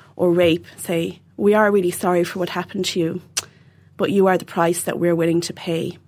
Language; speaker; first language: English; native; English